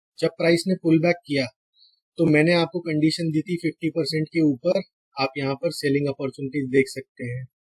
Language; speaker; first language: Hindi; native; Hindi